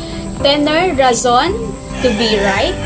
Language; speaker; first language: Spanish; non-native, learner; Filipino